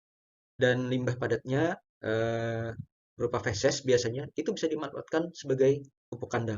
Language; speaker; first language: Indonesian; native; Indonesian